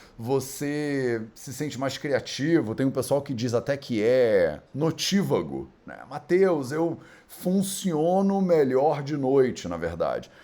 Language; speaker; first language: Portuguese; native; Portuguese